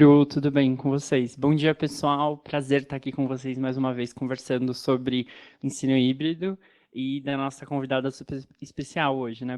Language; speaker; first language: Portuguese; native; Portuguese